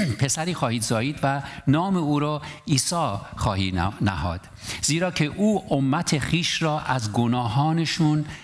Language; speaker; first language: Persian; non-native, local second language; Armenian